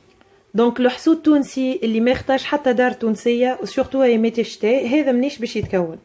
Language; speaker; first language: Arabic; native; Arabic